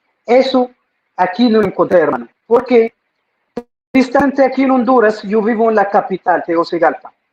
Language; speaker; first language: Spanish; non-native, fluent; Arabic